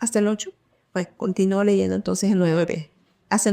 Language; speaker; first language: Spanish; early bilingual, heritage; Spanish